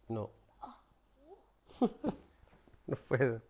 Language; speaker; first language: Spanish; native; Spanish